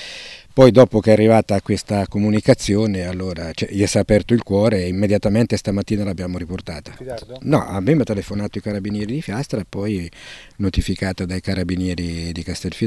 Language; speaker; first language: Italian; native; Italian